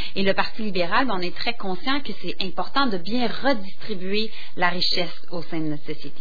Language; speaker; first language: French; native; French